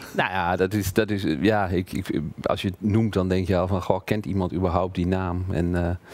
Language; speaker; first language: Dutch; native; Dutch